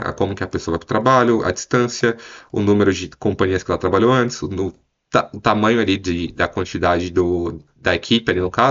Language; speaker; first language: Portuguese; native; Portuguese